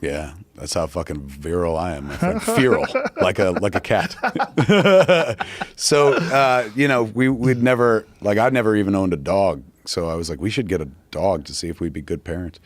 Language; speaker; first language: English; native; English